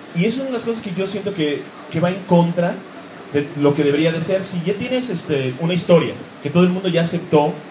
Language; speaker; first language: Spanish; native; Spanish